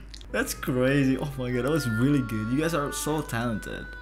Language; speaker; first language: English; non-native, fluent; Indonesian